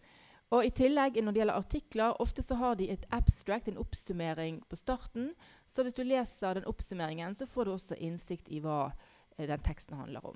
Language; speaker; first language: Norwegian; native; Norwegian